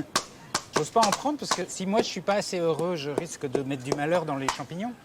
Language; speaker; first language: French; native; French